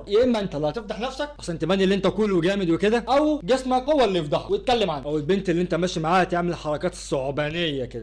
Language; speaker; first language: Arabic; native; Arabic